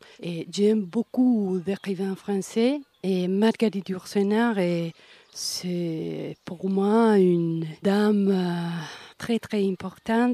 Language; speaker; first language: French; non-native, fluent; Spanish